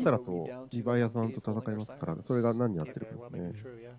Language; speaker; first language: Japanese; native; Japanese